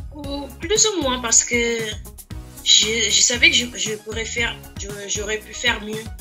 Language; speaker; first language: French; non-native, fluent; Portuguese